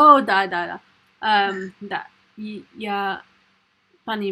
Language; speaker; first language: Russian; non-native, learner; English